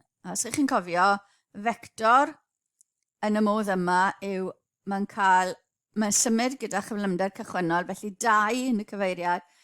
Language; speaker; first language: Welsh; native; Welsh